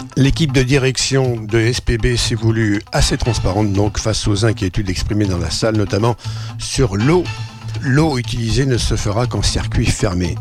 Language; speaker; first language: French; native; French